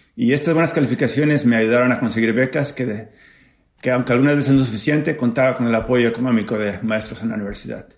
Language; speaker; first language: Spanish; native; Spanish